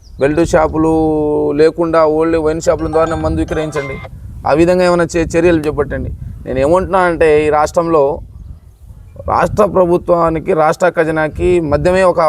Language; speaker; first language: Telugu; non-native, local second language; Lambadi